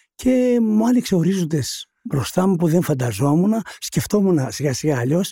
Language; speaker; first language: Greek; native; Greek